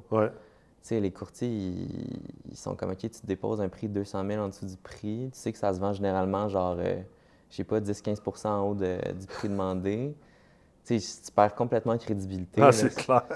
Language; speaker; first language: French; native; French